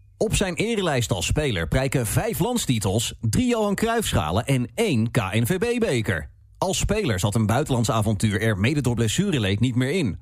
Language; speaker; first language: Dutch; native; Dutch